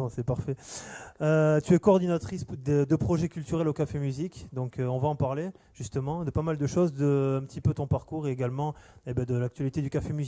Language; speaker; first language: French; native; French